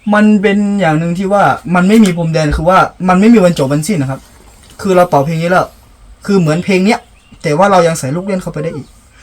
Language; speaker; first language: Thai; non-native, local second language; Akha